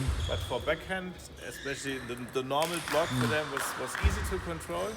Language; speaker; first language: English; non-native, fluent; German